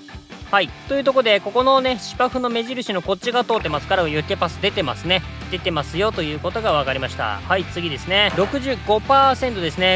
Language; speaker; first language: Japanese; native; Japanese